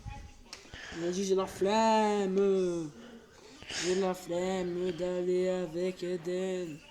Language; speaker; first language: French; native; French